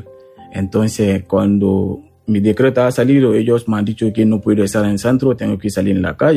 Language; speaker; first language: Spanish; non-native, learner; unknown